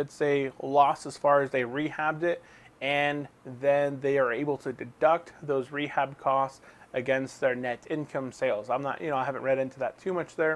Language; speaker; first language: English; native; English